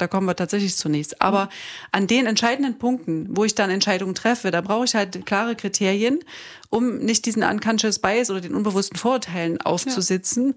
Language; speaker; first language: German; native; German